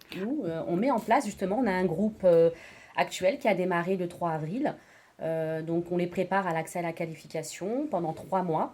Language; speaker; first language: French; native; French